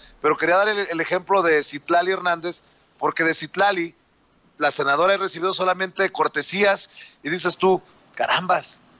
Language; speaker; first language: Spanish; native; Spanish